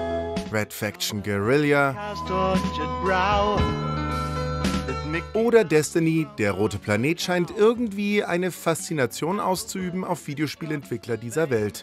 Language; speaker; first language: German; native; German